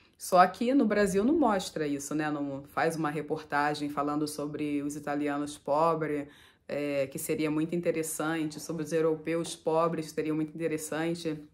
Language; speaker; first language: Portuguese; native; Portuguese